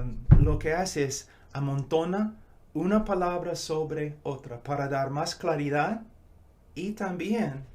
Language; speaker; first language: Spanish; non-native, fluent; English